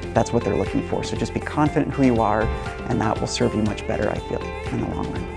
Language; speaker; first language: English; native; English